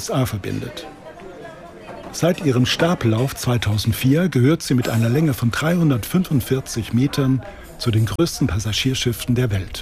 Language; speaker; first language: German; native; German